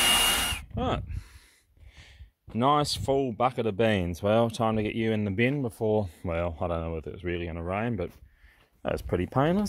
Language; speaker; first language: English; native; English